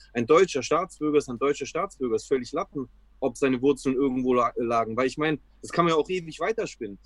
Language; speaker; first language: German; early bilingual, other home language; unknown